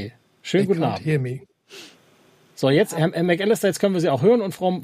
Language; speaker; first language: German; native; German